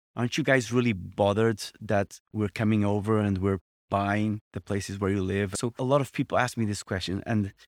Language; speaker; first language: English; non-native, fluent; Portuguese